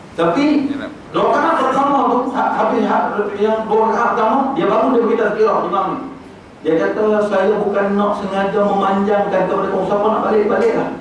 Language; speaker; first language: Malay; native; Malay